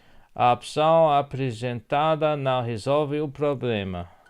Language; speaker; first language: Portuguese; non-native, learner; English